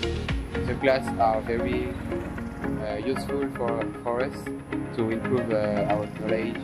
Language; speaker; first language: English; non-native, learner; French